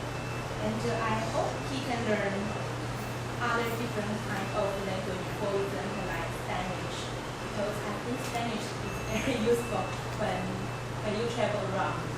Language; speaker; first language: English; non-native, learner; Chinese